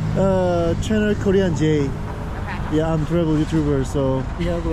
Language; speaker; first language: English; non-native, learner; Korean